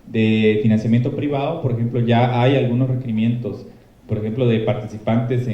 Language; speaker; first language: Spanish; native; Spanish